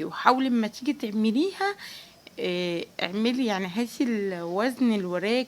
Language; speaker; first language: Arabic; native; Arabic